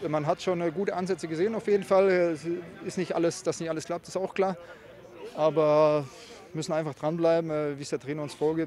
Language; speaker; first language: German; native; German